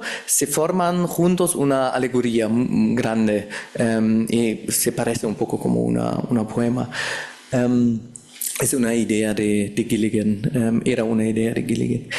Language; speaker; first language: Spanish; non-native, fluent; German